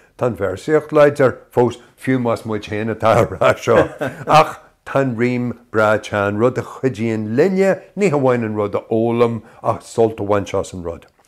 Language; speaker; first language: Irish; native; Irish